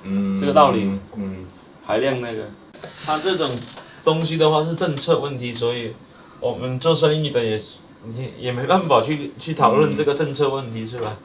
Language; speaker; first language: Chinese; native; Chinese